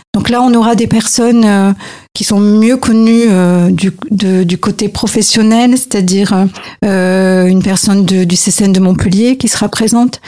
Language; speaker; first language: French; native; French